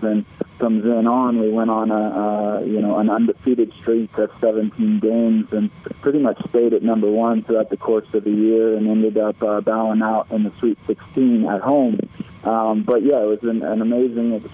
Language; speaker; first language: English; native; English